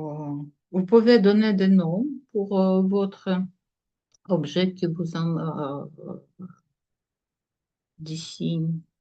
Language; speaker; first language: French; non-native, learner; Russian